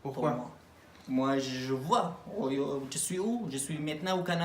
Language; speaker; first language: French; non-native, learner; Arabic